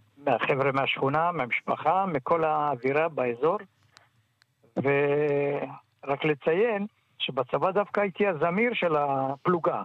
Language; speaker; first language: Hebrew; early bilingual, other home language; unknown